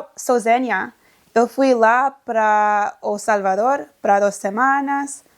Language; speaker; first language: Portuguese; non-native, learner; English